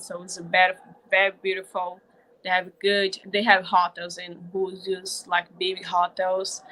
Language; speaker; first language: English; non-native, learner; Portuguese